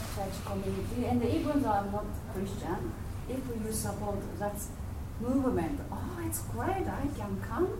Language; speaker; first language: English; non-native, learner; Japanese